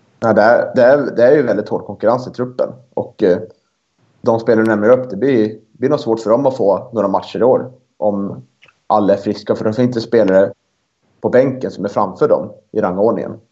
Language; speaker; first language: Swedish; native; Swedish